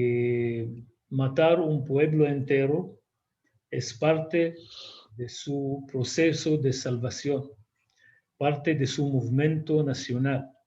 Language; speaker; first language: Spanish; non-native, fluent; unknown